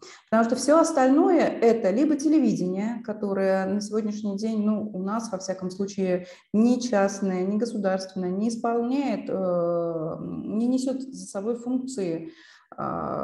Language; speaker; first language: Russian; non-native, local second language; Uzbek